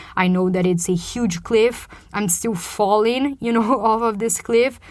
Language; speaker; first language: English; non-native, fluent; Portuguese